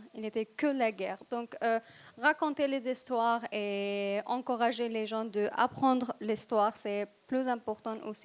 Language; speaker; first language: French; non-native, fluent; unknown